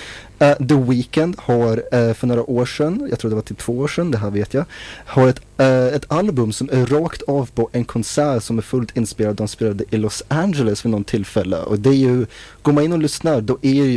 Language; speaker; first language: Swedish; native; Swedish